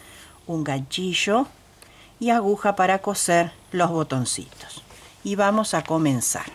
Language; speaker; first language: Spanish; native; Spanish